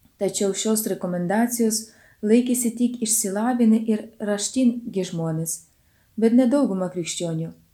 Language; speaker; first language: Lithuanian; non-native, fluent; Ukrainian